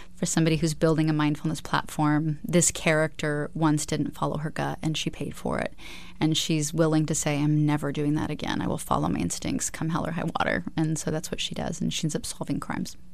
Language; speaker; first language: English; native; English